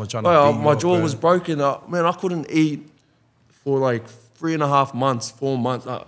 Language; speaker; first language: English; native; English